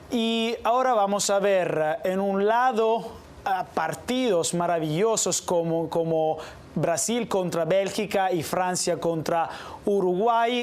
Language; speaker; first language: Spanish; non-native, fluent; Italian